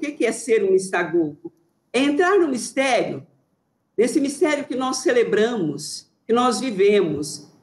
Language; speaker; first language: Portuguese; native; Portuguese